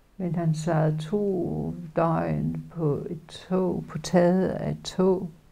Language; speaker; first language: Danish; early bilingual, other home language; Polish